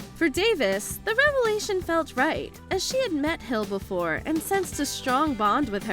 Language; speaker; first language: English; native; English